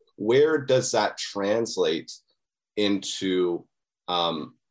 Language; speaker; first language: English; native; English